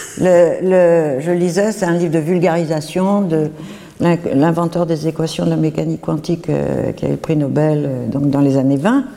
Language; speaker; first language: French; native; French